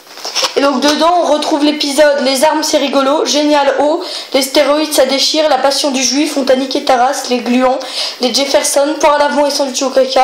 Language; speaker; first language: French; native; French